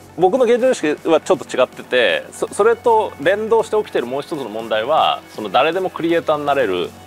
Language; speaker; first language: Japanese; native; Japanese